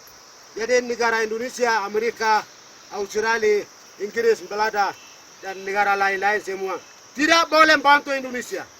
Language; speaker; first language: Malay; non-native, local second language; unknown